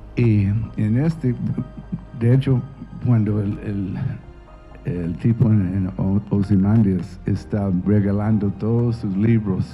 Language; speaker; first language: Spanish; non-native, fluent; English